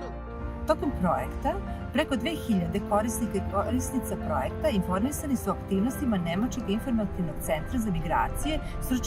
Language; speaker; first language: Serbian; native; Serbian